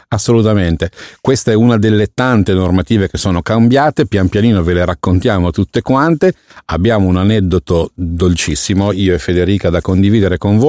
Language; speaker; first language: Italian; native; Italian